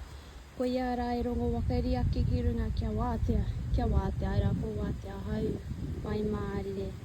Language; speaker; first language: Māori; non-native, local second language; English